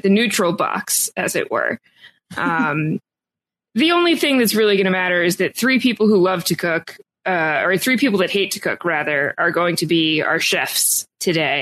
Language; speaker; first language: English; native; English